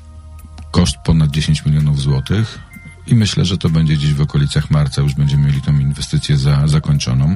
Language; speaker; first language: Polish; native; Polish